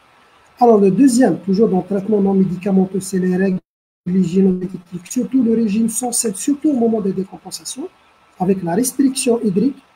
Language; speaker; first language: French; non-native, local second language; Arabic